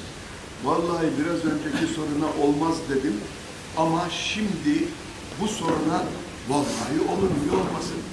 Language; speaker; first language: Turkish; native; Turkish